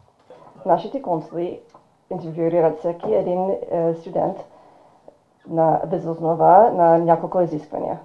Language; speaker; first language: Bulgarian; non-native, fluent; English